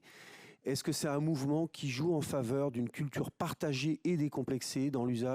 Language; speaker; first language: French; native; French